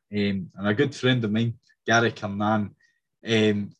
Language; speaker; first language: English; native; English